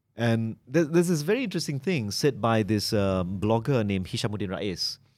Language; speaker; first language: English; non-native, local second language; Malay